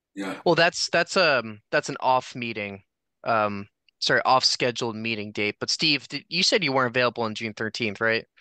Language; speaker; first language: English; native; English